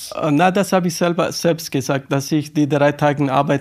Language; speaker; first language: German; non-native, learner; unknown